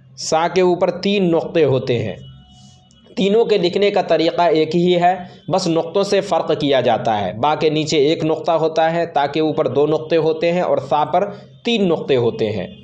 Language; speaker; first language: Hindi; native; Hindi